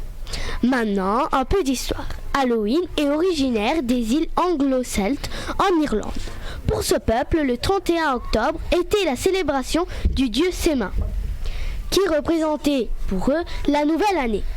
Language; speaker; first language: French; native; French